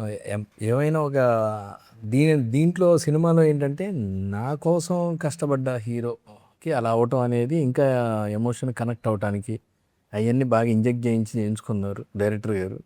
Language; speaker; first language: Telugu; native; Telugu